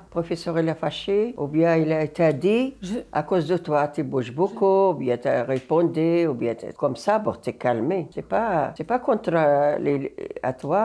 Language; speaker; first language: French; non-native, learner; Arabic